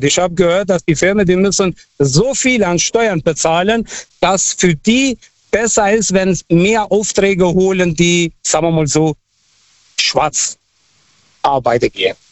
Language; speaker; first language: German; non-native, fluent; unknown